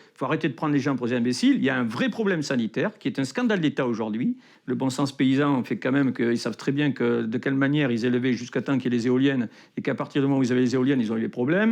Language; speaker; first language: French; native; French